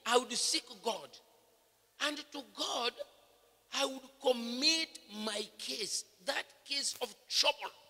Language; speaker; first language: English; non-native, local second language; Swahili